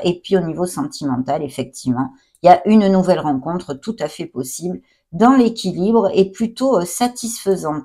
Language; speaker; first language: French; native; French